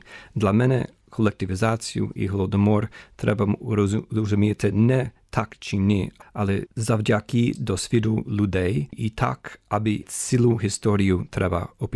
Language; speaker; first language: Ukrainian; non-native, fluent; English